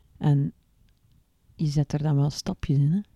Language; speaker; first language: Dutch; native; Dutch